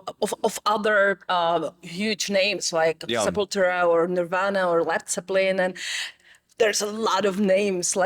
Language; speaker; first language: English; non-native, fluent; Czech